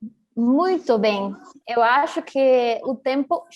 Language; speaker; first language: Portuguese; early bilingual, heritage; Portuguese